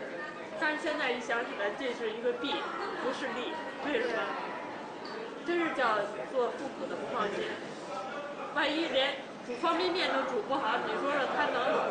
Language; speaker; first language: Chinese; native; Chinese